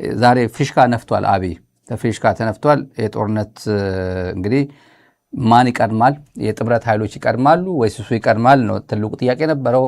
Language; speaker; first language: Amharic; non-native, local second language; Tigrinya